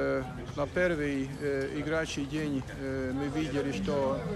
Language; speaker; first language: Russian; non-native, learner; Hungarian